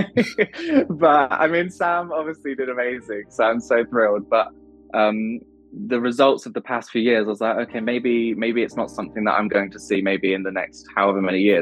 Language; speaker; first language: English; native; English